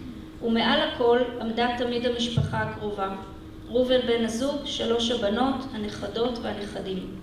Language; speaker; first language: Hebrew; native; Hebrew